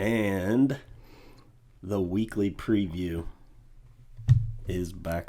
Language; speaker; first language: English; native; English